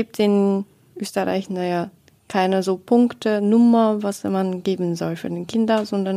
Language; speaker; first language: German; non-native, learner; Japanese